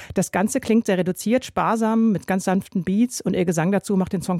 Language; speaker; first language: German; native; German